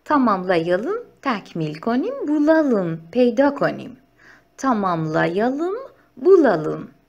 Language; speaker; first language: Turkish; non-native, fluent; Persian